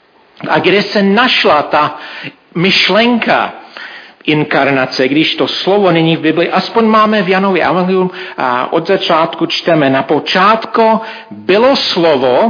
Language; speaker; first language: Czech; non-native, fluent; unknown